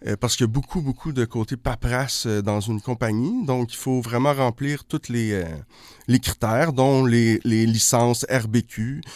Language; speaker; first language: French; native; French